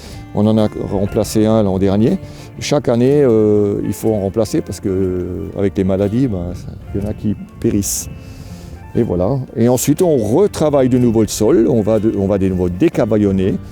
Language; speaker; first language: French; native; French